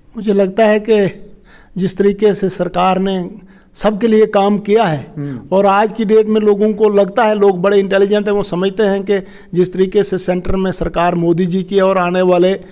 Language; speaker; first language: Hindi; non-native, local second language; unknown